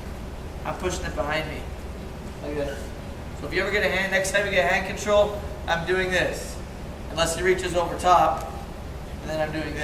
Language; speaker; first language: English; native; English